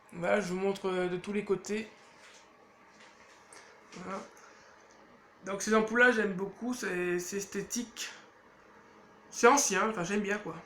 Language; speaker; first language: French; native; French